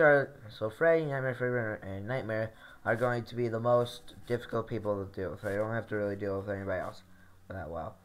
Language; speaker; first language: English; native; English